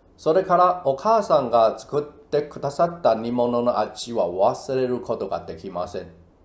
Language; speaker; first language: Japanese; non-native, fluent; Chinese